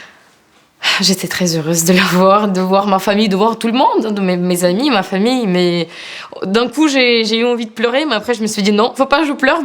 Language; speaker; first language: French; non-native, fluent; Ukrainian